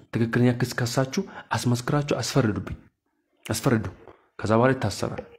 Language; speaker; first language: Amharic; non-native, local second language; Hadiyya